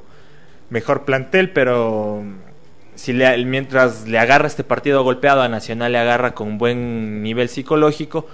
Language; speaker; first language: Spanish; native; Spanish